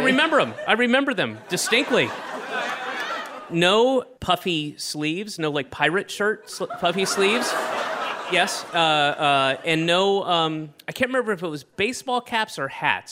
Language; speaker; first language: English; native; English